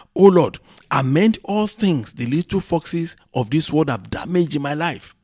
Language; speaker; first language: English; non-native, local second language; Yoruba